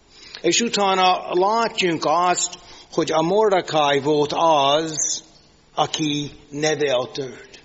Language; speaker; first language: Hungarian; non-native, fluent; English